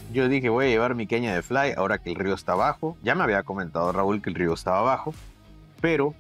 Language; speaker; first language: Spanish; native; Spanish